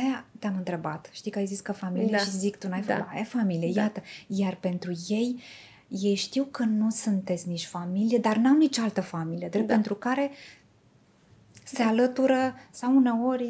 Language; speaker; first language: Romanian; native; Romanian